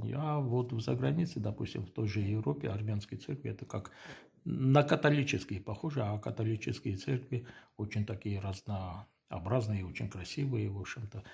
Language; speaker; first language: Russian; non-native, local second language; Armenian